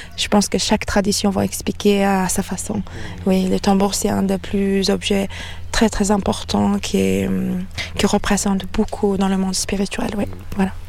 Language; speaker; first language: French; non-native, fluent; Mongolian